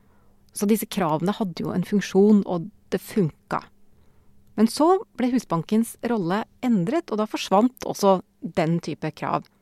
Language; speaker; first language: Norwegian; native; Norwegian